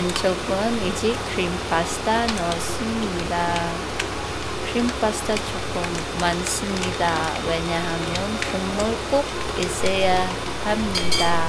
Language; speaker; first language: Korean; non-native, learner; Cebuano